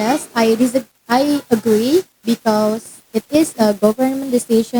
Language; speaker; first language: English; non-native, learner; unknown